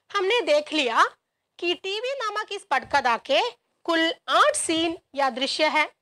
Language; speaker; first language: Hindi; non-native, local second language; Malayalam